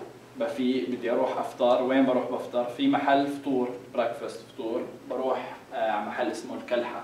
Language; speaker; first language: Arabic; native; Arabic